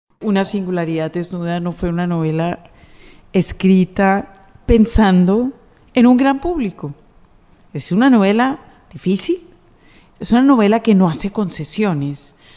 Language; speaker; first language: Spanish; native; Spanish